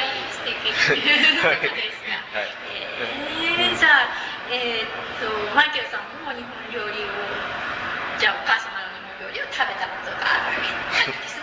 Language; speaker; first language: Japanese; native; Japanese